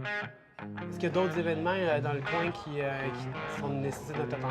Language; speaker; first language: French; native; French